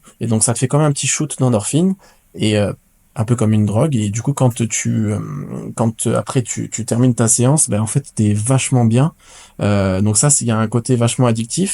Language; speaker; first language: French; native; French